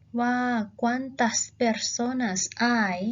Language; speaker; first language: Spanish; non-native, fluent; Thai